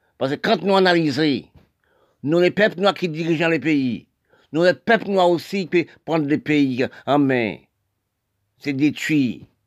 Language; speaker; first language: French; non-native, local second language; Haitian Creole